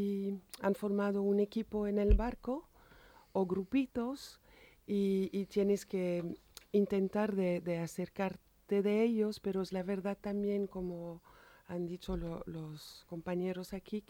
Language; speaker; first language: Spanish; non-native, fluent; French